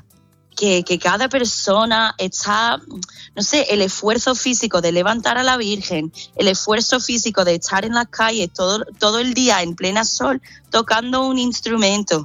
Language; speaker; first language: Spanish; non-native, fluent; English